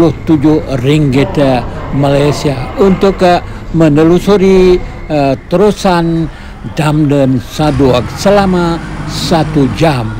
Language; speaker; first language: Malay; native; Malay